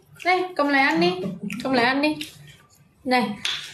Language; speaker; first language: Vietnamese; native; Vietnamese